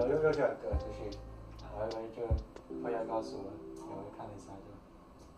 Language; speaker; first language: Chinese; early bilingual, heritage; English